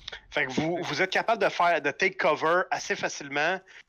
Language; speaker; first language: French; native; French